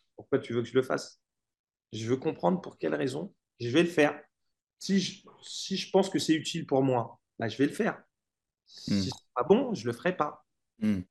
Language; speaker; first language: French; native; French